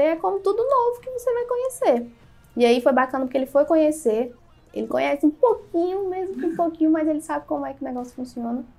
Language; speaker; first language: Portuguese; native; Portuguese